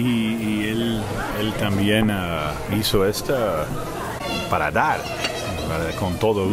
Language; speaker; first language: Spanish; non-native, fluent; English